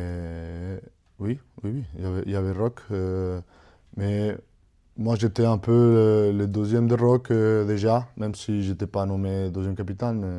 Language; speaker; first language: French; non-native, fluent; Spanish